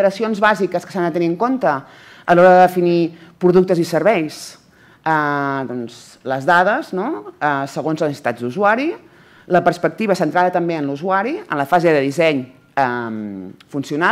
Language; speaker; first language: Catalan; native; Catalan